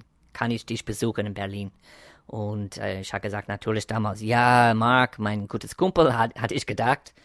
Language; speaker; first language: German; non-native, fluent; English